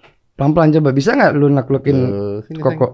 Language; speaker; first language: Indonesian; native; Indonesian